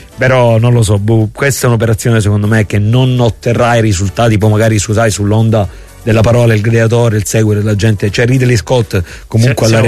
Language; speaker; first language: Italian; native; Italian